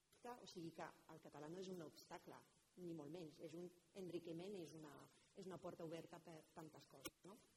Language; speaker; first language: Catalan; non-native, fluent; French